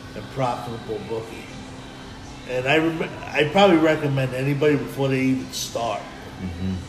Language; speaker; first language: English; native; English